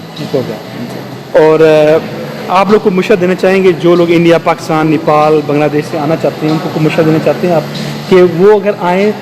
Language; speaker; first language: Urdu; native; Urdu